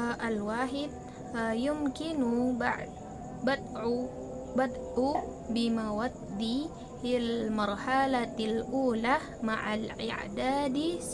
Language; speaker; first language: Arabic; non-native, learner; Indonesian